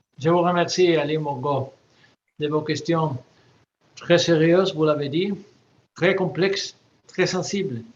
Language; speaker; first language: French; non-native, fluent; Spanish